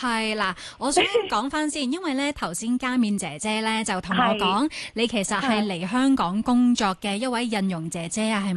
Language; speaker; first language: Cantonese; native; Cantonese